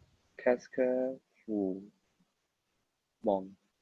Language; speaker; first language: French; non-native, learner; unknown